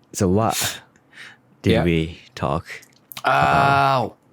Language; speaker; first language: English; non-native, learner; Japanese